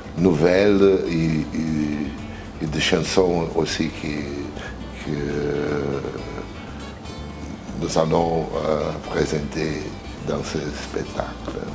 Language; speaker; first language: French; non-native, learner; Portuguese